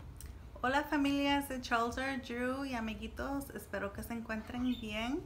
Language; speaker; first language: Spanish; early bilingual, heritage; Spanish